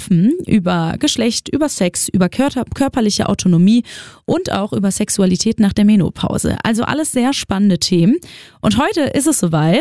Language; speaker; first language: German; native; German